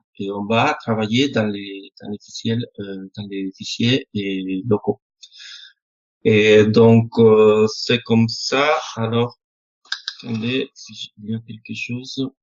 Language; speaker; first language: French; non-native, fluent; Spanish